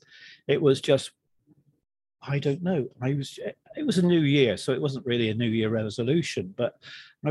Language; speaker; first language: English; native; English